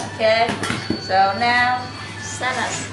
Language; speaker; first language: English; non-native, learner; Vietnamese